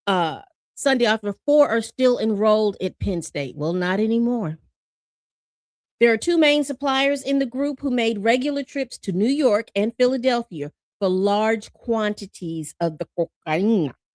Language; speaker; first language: English; native; English